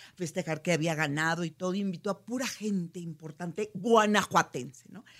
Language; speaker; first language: Spanish; native; Spanish